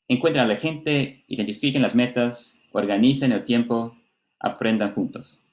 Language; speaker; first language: Spanish; non-native, fluent; Portuguese